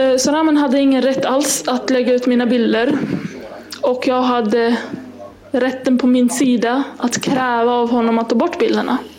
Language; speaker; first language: Swedish; early bilingual, other home language; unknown